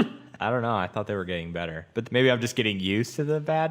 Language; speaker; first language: English; native; English